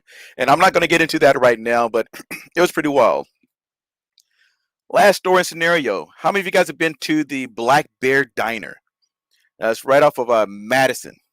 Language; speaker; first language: English; native; English